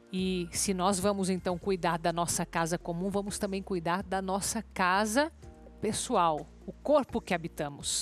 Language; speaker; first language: Portuguese; native; Portuguese